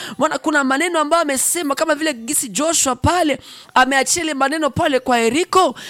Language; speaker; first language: Swahili; non-native, local second language; Rundi